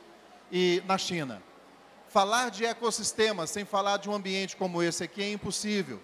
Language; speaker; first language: Portuguese; native; Portuguese